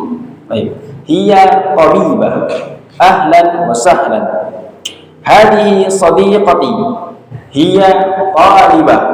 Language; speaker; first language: Arabic; non-native, fluent; Indonesian